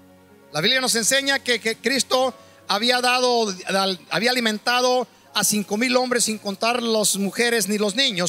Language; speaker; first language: Spanish; native; Spanish